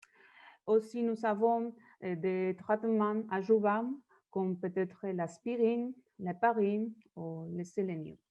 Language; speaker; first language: French; non-native, learner; Spanish